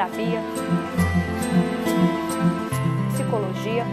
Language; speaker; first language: Portuguese; native; Portuguese